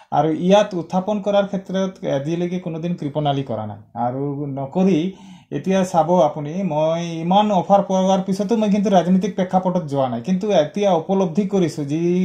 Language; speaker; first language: Assamese; non-native, local second language; Sadri